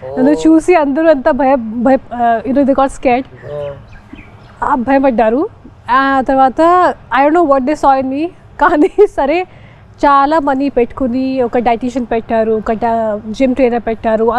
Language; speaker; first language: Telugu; non-native, local second language; Hindi